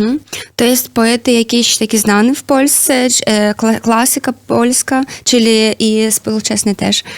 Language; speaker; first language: Polish; non-native, learner; Belarusian